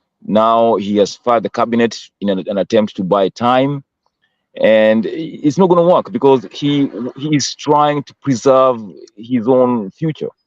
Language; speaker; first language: English; non-native, local second language; Swahili